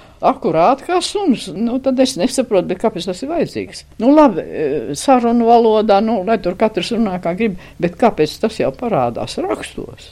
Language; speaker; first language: Latvian; native; Latvian